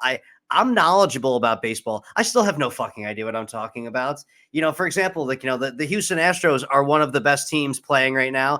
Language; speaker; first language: English; native; English